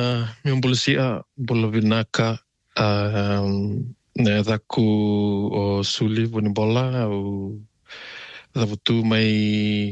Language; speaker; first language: English; non-native, fluent; Fijian